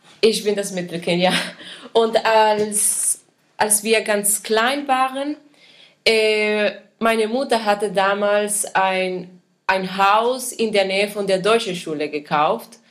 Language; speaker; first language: German; non-native, fluent; Spanish